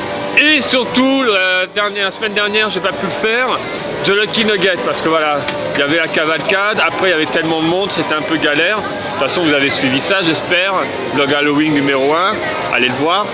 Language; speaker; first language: French; native; French